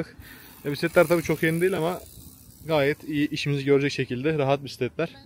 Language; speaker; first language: Turkish; native; Turkish